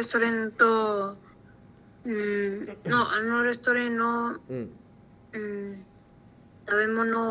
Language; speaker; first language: Japanese; non-native, learner; Spanish